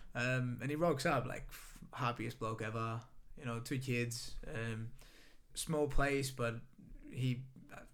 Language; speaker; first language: English; non-native, fluent; Greek